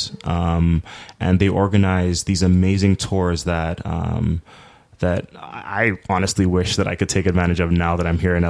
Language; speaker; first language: English; native; English